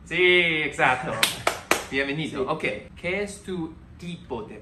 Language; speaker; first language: Spanish; non-native, learner; Chinese